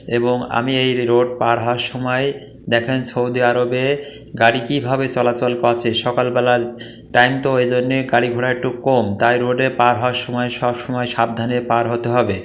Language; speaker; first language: Bangla; native; Bangla